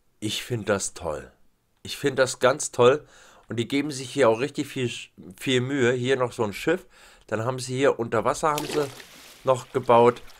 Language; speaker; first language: German; native; German